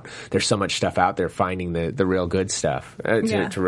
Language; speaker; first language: English; native; English